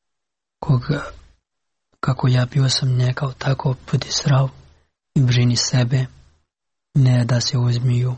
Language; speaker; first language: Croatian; non-native, learner; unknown